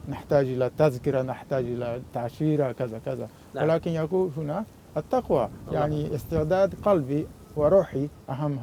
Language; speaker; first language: Arabic; non-native, fluent; Japanese